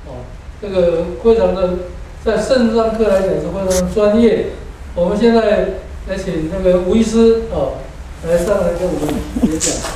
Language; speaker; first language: Chinese; native; Chinese